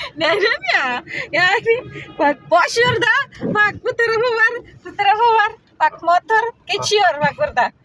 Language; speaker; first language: Turkish; non-native, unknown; Indonesian